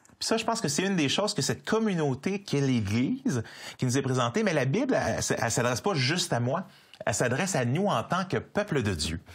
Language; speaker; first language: French; native; French